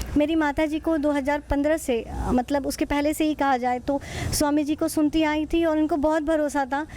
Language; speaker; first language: Hindi; native; Hindi